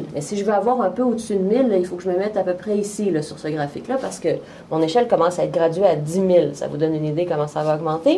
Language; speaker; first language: French; native; French